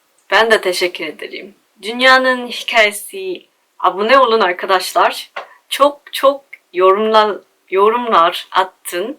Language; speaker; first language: Turkish; non-native, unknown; Korean